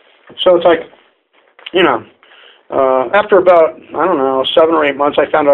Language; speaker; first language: English; native; English